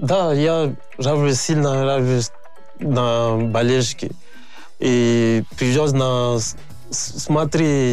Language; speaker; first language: Russian; non-native, learner; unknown